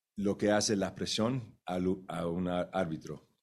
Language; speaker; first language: Spanish; early bilingual, heritage; Spanish